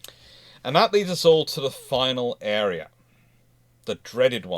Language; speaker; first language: English; native; English